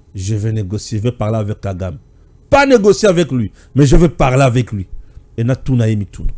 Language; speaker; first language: French; non-native, local second language; Luba-Lulua